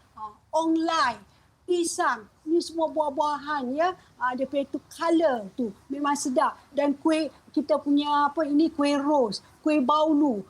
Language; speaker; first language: Malay; non-native, local second language; Chinese